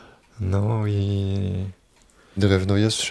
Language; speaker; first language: Polish; non-native, fluent; French